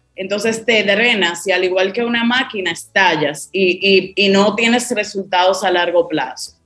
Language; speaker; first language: Spanish; native; Spanish